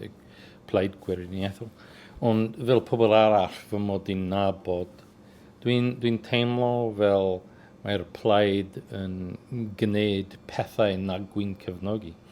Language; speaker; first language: Welsh; non-native, learner; English